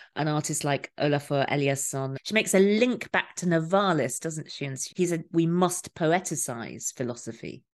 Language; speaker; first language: English; native; English